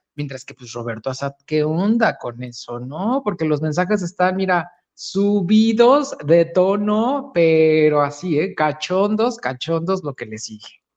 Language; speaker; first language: Spanish; native; Spanish